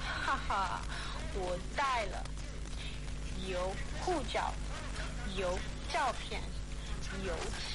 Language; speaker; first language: Chinese; non-native, learner; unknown